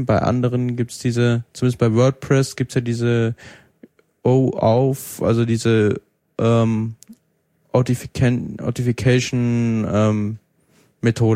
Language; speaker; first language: German; native; German